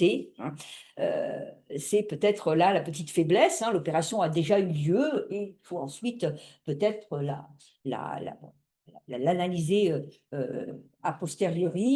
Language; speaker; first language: French; native; French